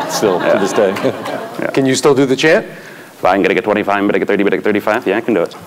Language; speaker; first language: English; native; English